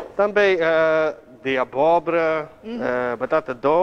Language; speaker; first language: Portuguese; non-native, learner; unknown